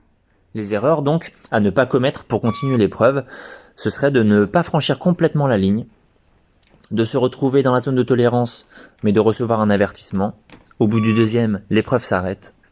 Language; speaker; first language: French; native; French